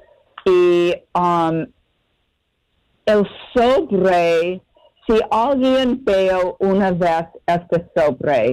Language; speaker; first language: Spanish; non-native, fluent; English